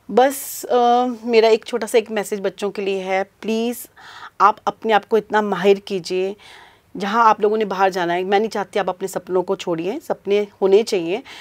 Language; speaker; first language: Hindi; non-native, local second language; Punjabi